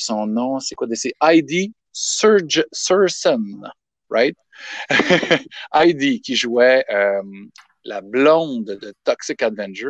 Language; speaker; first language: French; native; French